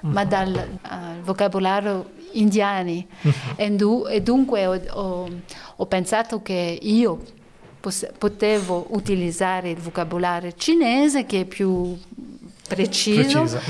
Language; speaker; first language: Italian; non-native, learner; French